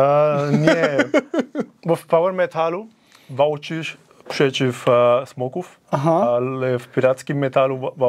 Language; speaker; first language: Polish; non-native, fluent; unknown